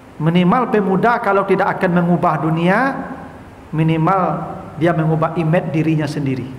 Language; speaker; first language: Malay; non-native, local second language; Minangkabau